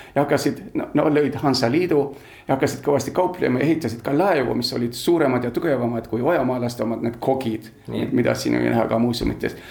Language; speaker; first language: Estonian; early bilingual, heritage; Estonian